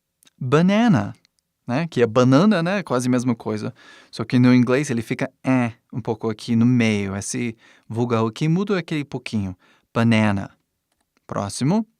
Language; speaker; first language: Portuguese; non-native, fluent; English